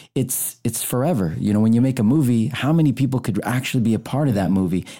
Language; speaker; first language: English; native; English